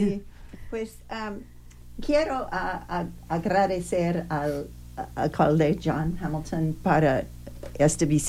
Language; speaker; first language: Spanish; non-native, learner; English